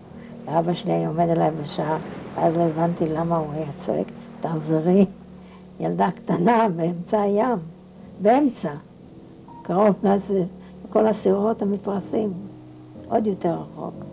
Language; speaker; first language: Hebrew; non-native, fluent; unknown